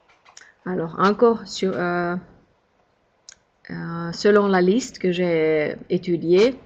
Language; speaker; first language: French; non-native, fluent; Finnish